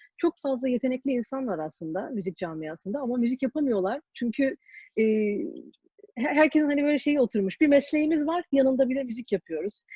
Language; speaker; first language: Turkish; early bilingual, heritage; Turkish